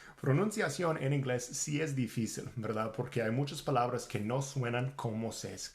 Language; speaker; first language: Spanish; non-native, fluent; English